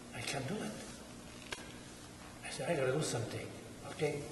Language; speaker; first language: English; non-native, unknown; Portuguese